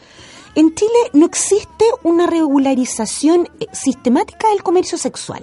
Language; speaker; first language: Spanish; native; Spanish